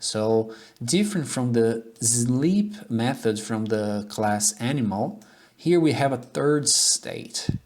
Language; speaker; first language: English; non-native, fluent; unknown